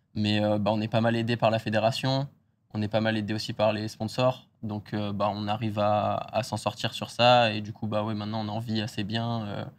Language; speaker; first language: French; native; French